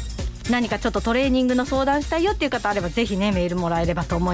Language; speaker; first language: Japanese; native; Japanese